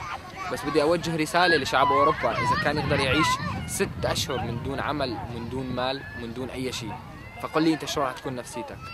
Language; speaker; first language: Arabic; native; Arabic